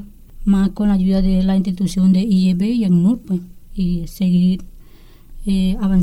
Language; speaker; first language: Spanish; non-native, local second language; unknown